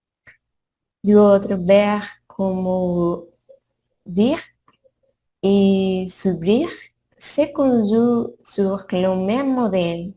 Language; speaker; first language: French; non-native, learner; Spanish